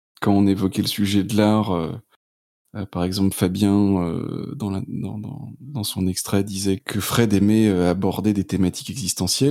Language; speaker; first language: French; native; French